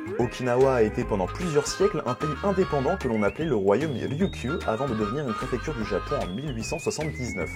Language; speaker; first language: French; native; French